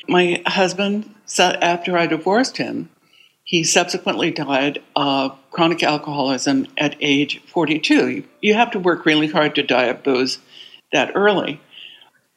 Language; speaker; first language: English; native; English